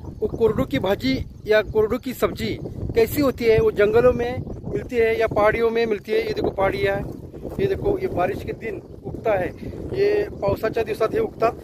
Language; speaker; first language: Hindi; non-native, local second language; Marathi